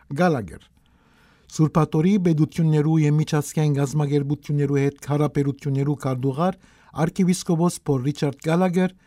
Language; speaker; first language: Armenian; early bilingual, heritage; Armenian